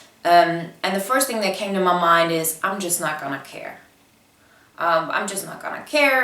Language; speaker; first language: English; non-native, fluent; Bulgarian